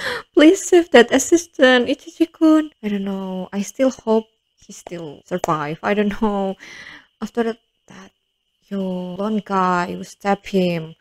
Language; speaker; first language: English; non-native, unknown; Indonesian